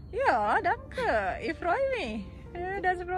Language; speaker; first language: German; non-native, learner; Indonesian